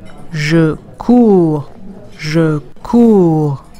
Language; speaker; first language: French; non-native, fluent; English